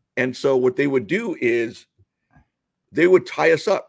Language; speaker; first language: English; early bilingual, other home language; Spanish